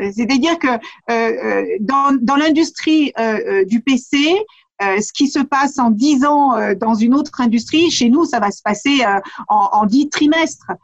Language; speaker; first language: French; early bilingual, other home language; Kabuverdianu